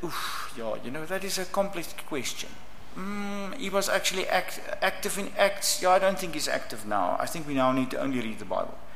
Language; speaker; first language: English; non-native, local second language; Afrikaans